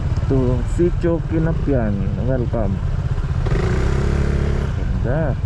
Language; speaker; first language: English; non-native, local second language; Filipino